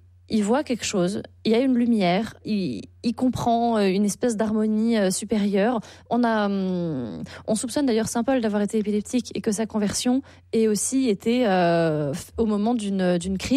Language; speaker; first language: French; native; French